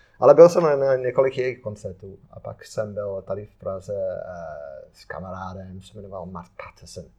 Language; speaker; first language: Czech; non-native, fluent; English